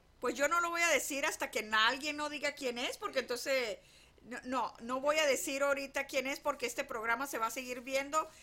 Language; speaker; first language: Spanish; native; Spanish